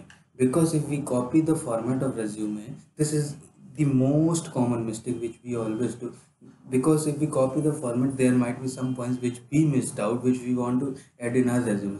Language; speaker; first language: English; non-native, local second language; Hindi